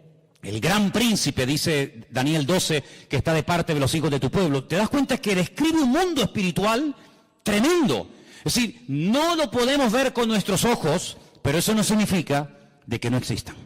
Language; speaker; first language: Spanish; native; Spanish